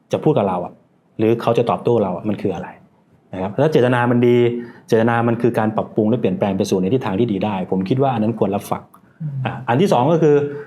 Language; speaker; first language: Thai; native; Thai